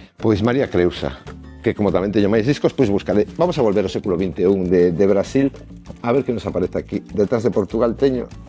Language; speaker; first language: Galician; non-native, local second language; Spanish